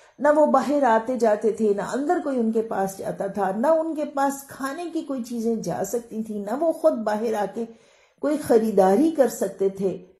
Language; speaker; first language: Urdu; non-native, local second language; Punjabi